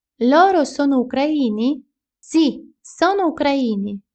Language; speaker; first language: Italian; non-native, fluent; Ukrainian